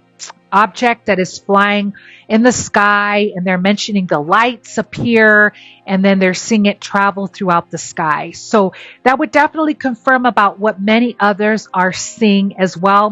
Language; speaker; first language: English; native; English